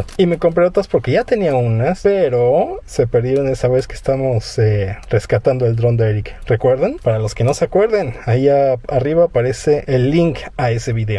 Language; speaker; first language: Spanish; native; Spanish